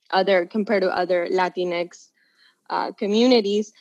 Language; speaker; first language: English; non-native, local second language; Spanish